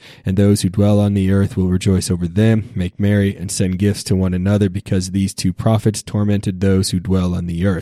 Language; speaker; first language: English; native; English